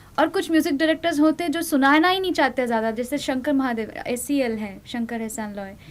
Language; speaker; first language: Hindi; non-native, local second language; Bangla